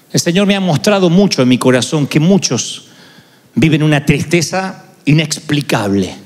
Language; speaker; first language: Spanish; native; Spanish